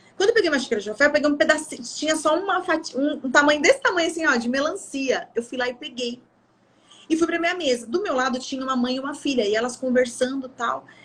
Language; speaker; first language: Portuguese; native; Portuguese